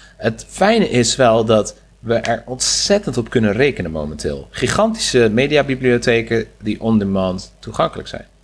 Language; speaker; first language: Dutch; native; Dutch